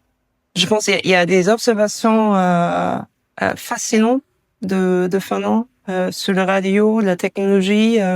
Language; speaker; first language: French; non-native, learner; German